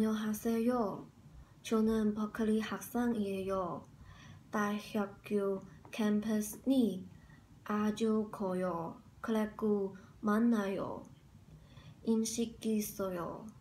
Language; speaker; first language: Korean; non-native, learner; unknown